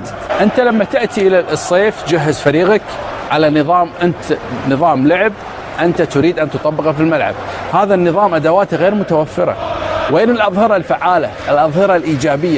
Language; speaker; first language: Arabic; native; Arabic